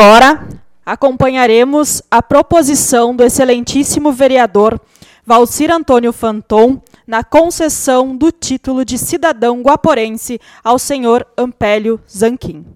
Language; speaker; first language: Portuguese; native; Portuguese